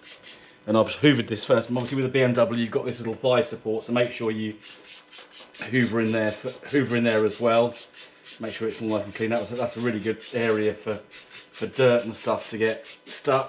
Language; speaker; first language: English; native; English